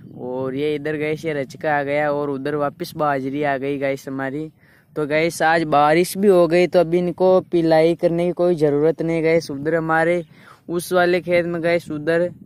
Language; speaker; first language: Hindi; native; Hindi